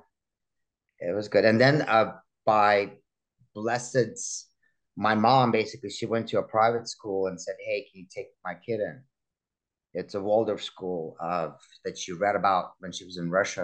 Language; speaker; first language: English; early bilingual, other home language; Russian